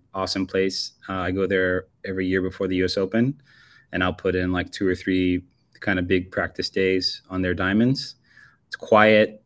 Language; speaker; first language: English; native; English